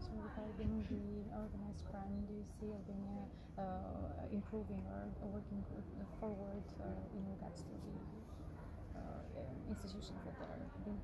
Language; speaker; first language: English; non-native, local second language; Albanian